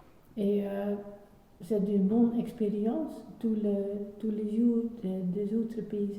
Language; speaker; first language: French; non-native, learner; Dutch